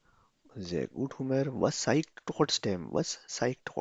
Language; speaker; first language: German; non-native, fluent; Urdu